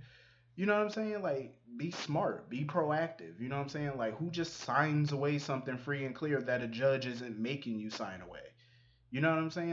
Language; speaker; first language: English; native; English